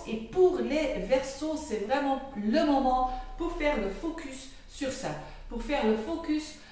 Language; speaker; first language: French; non-native, local second language; Dutch